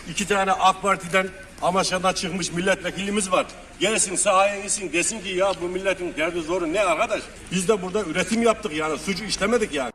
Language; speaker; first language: Turkish; native; Turkish